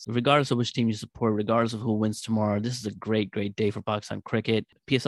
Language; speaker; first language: English; non-native, local second language; Urdu